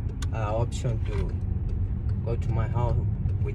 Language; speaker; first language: English; non-native, learner; Spanish